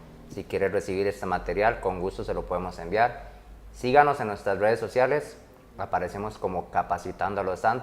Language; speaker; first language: Spanish; native; Spanish